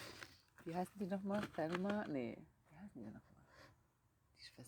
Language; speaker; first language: German; non-native, fluent; Dutch